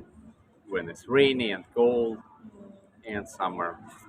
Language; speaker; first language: English; non-native, learner; Russian